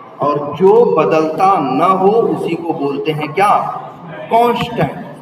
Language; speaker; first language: Hindi; native; Hindi